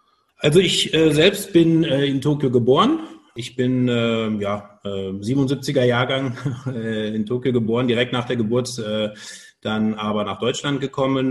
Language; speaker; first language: German; native; German